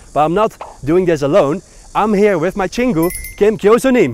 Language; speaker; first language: English; non-native, fluent; Dutch